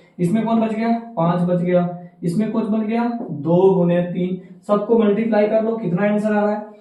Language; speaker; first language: Hindi; native; Hindi